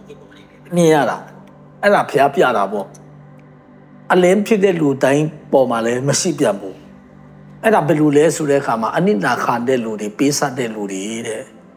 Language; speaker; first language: Burmese; non-native, local second language; Tedim Chin